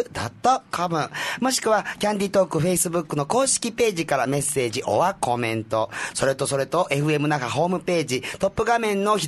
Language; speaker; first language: Japanese; native; Japanese